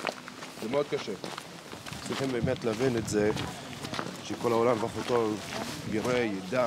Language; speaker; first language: Hebrew; non-native, local second language; Arabic